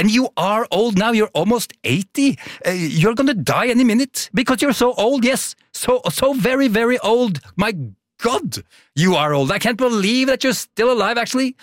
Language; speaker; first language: English; non-native, fluent; Norwegian